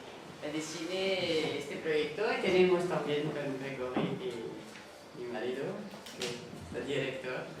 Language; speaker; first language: Spanish; non-native, fluent; French